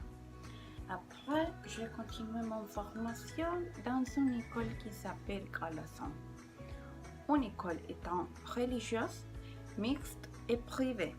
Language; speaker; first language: French; non-native, learner; Spanish